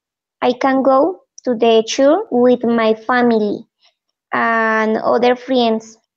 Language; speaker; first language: English; non-native, learner; Spanish